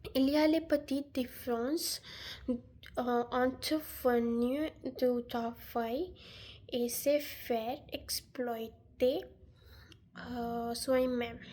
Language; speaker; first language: French; non-native, learner; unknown